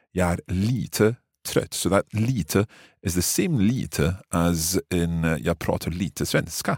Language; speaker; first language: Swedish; non-native, learner; English